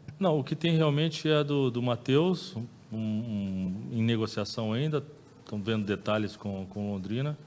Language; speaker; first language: Portuguese; native; Portuguese